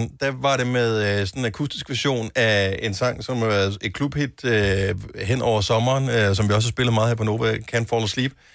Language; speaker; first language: Danish; native; Danish